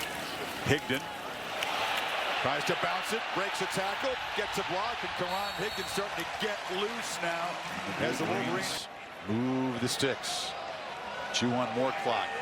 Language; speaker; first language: English; native; English